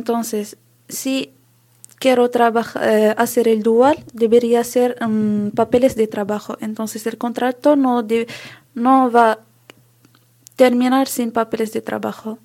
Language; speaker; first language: Spanish; non-native, learner; Arabic